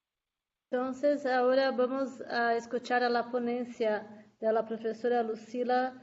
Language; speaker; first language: Spanish; non-native, fluent; Portuguese